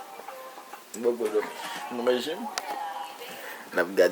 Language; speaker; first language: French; non-native, learner; Haitian Creole